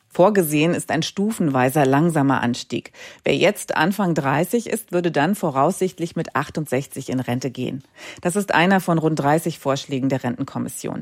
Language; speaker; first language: German; native; German